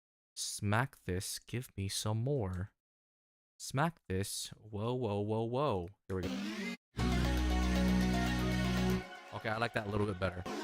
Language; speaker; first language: English; native; English